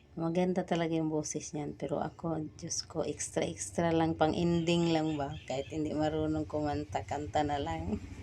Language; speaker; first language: Filipino; non-native, local second language; Cebuano